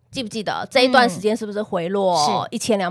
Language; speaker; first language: Chinese; native; Chinese